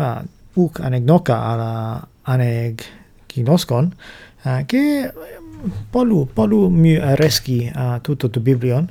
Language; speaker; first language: Greek; non-native, learner; English